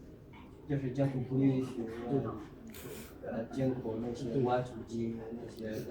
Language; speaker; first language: Chinese; non-native, fluent; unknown